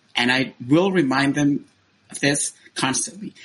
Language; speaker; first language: English; non-native, fluent; Spanish